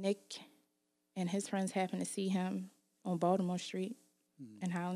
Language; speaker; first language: English; native; English